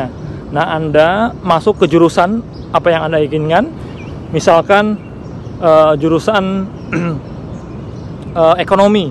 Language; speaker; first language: Indonesian; non-native, local second language; Sundanese